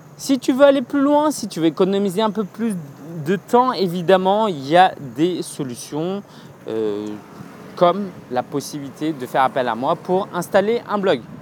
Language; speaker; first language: French; native; French